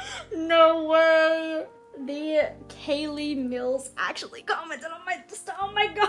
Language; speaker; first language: English; native; English